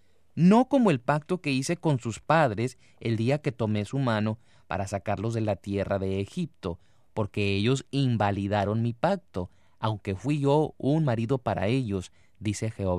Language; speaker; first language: Spanish; native; Spanish